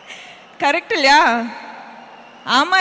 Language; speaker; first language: Tamil; non-native, fluent; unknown